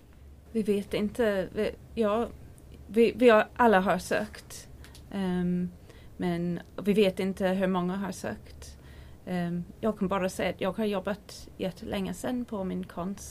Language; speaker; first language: Swedish; non-native, learner; English